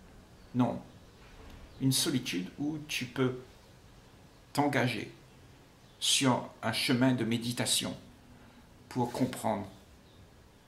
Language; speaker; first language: French; native; French